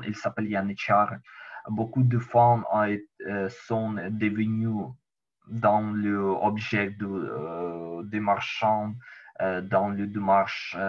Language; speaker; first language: French; non-native, learner; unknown